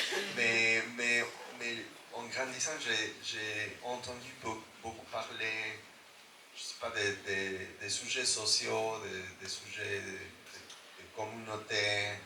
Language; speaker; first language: French; non-native, fluent; Spanish